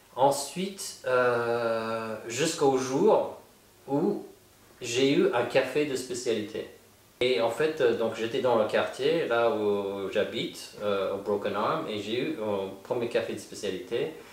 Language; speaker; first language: French; non-native, fluent; English